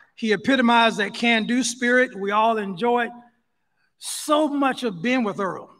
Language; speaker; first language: English; native; English